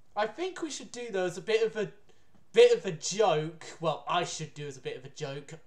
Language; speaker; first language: English; native; English